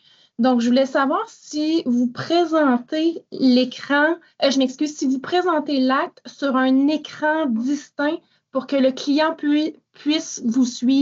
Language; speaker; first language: French; native; French